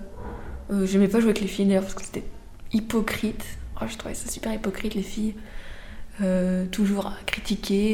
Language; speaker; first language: French; native; French